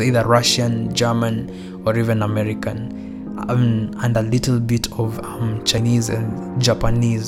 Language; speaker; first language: English; non-native, local second language; Swahili